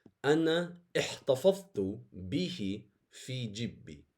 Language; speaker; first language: Arabic; non-native, fluent; English